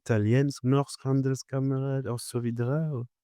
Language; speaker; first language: Norwegian; non-native, fluent; French